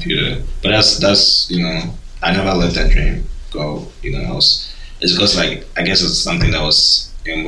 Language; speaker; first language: English; non-native, local second language; Igbo